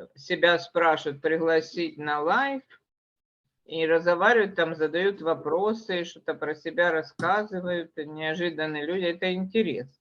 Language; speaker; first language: Russian; native; Russian